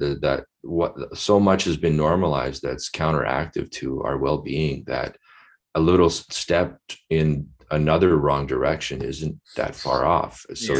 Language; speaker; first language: English; native; English